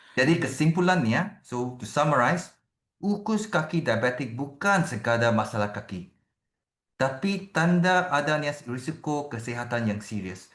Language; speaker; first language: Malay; non-native, local second language; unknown